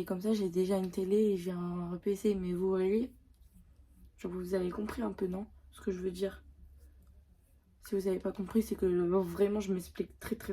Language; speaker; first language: French; native; French